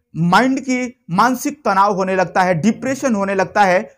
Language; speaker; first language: Hindi; non-native, local second language; Bhojpuri